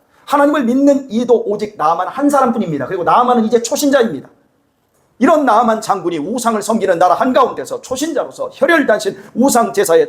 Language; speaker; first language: Korean; native; Korean